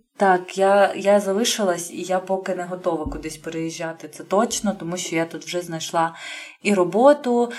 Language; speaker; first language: Ukrainian; native; Ukrainian